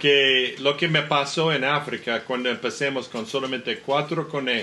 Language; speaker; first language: Spanish; non-native, learner; English